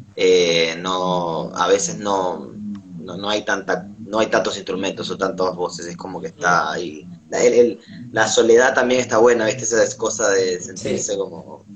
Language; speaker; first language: Spanish; native; Spanish